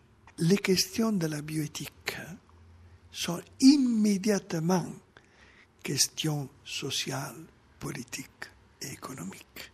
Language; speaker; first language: French; non-native, fluent; Italian